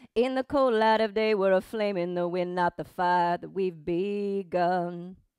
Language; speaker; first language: English; native; English